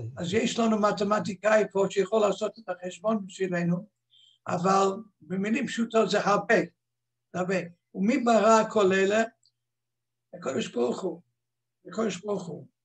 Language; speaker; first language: Hebrew; non-native, fluent; English